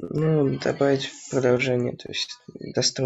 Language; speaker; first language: Russian; native; Russian